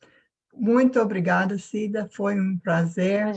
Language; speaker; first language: Portuguese; non-native, fluent; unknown